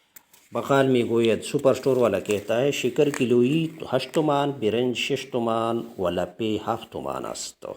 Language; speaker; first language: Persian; non-native, fluent; Urdu